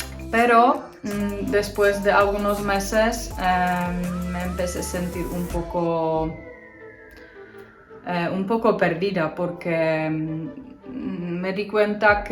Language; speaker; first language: Spanish; non-native, fluent; Czech